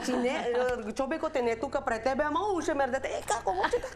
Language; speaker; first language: Macedonian; non-native, learner; Filipino